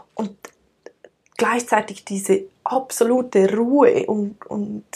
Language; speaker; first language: German; native; German